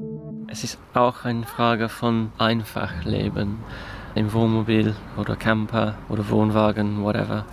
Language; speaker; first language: German; non-native, learner; English